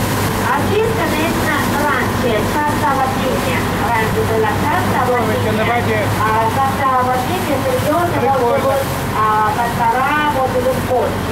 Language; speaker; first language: Russian; non-native, learner; Thai